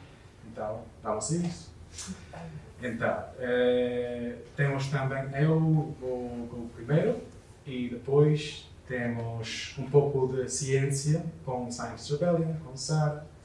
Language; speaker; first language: Portuguese; non-native, learner; English